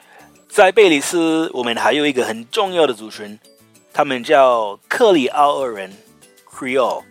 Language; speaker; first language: Chinese; non-native, fluent; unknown